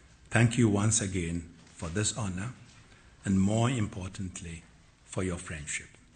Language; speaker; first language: English; non-native, local second language; Akan